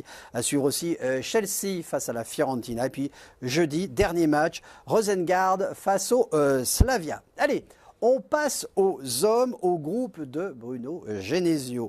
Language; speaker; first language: French; native; French